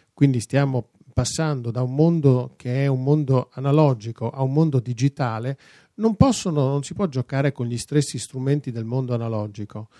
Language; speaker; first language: Italian; non-native, fluent; Dutch